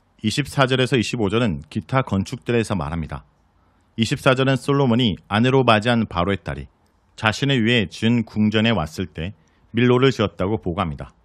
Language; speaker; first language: Korean; native; Korean